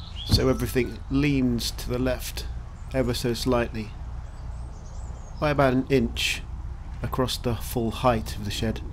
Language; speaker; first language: English; native; English